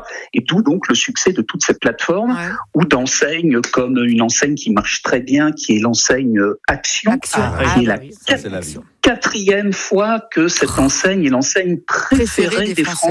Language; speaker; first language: French; native; French